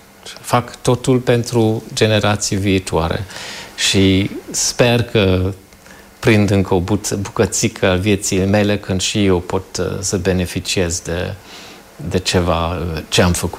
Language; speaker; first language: Romanian; non-native, fluent; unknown